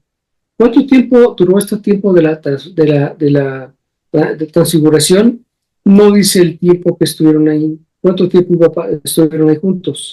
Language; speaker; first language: Spanish; native; Spanish